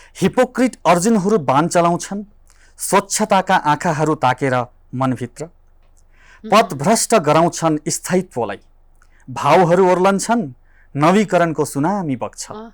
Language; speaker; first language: Nepali; native; Nepali